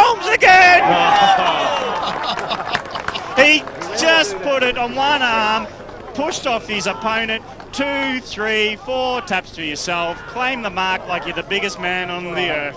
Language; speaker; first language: English; native; English